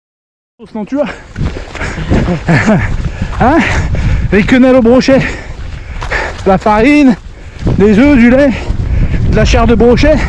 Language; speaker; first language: French; native; French